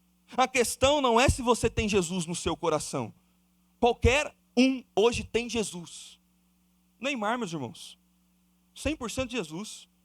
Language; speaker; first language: Portuguese; native; Portuguese